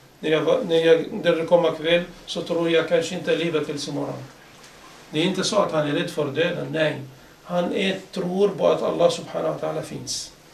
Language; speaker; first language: Swedish; non-native, fluent; Arabic